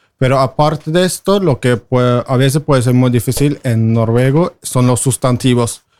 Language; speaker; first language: Spanish; non-native, fluent; Norwegian